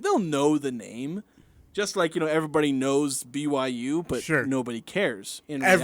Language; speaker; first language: English; native; English